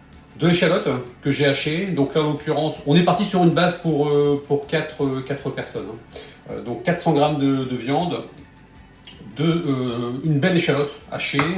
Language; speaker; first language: French; native; French